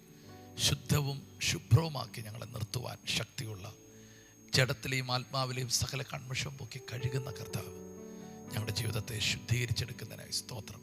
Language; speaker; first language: Malayalam; native; Malayalam